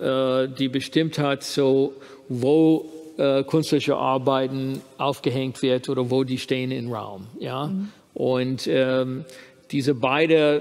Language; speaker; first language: German; non-native, fluent; English